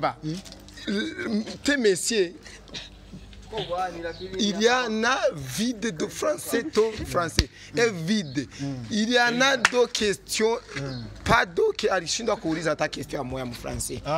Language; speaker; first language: French; non-native, local second language; Rundi